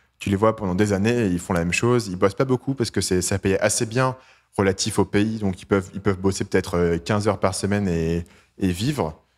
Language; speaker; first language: French; native; French